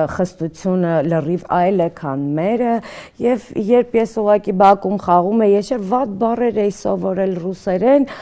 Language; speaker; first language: Armenian; early bilingual, other home language; Russian